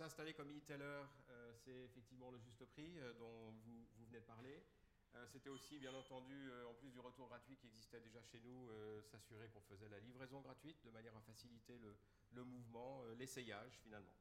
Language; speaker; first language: French; native; French